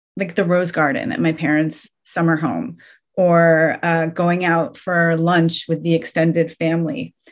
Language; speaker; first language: English; early bilingual, other home language; Persian